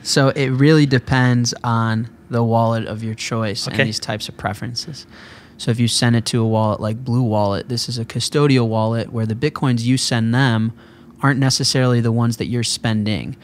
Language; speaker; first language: English; native; English